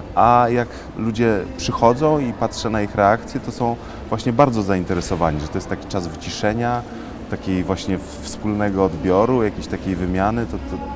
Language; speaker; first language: Polish; native; Polish